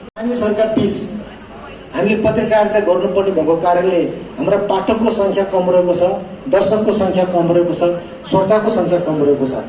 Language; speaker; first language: Nepali; non-native, local second language; Newari